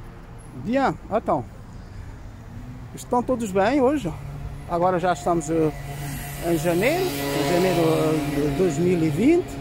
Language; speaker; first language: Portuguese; early bilingual, heritage; Portuguese